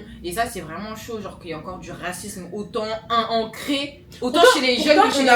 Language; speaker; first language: French; native; French